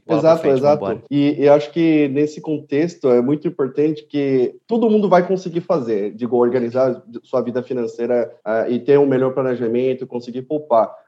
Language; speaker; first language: Portuguese; early bilingual, other home language; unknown